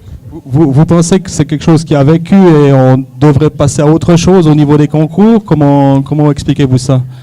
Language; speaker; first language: French; native; French